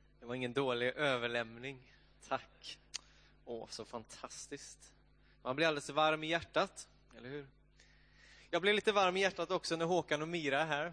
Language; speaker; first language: Swedish; native; Swedish